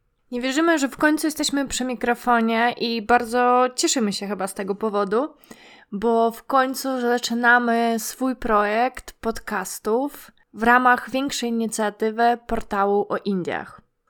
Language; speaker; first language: Polish; non-native, fluent; Ukrainian